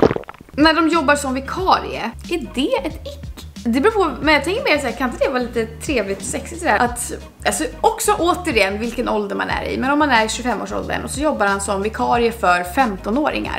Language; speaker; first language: Swedish; native; Swedish